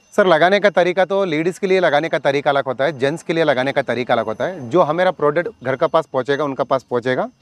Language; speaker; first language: Hindi; non-native, local second language; Kannada